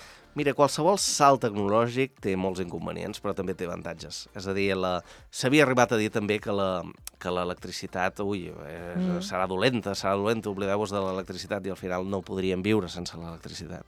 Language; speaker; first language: Catalan; native; Catalan